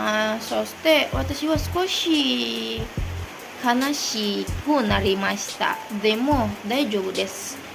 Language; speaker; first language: Japanese; non-native, learner; Indonesian